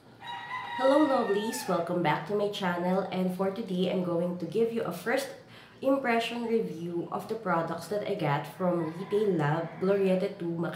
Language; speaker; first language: English; non-native, local second language; Filipino